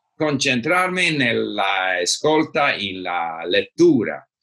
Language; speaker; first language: Italian; non-native, learner; English